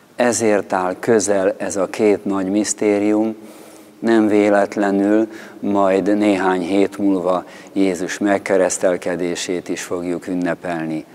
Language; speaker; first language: Hungarian; native; Hungarian